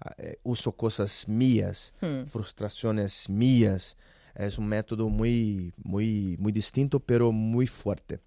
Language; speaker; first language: Spanish; non-native, learner; Portuguese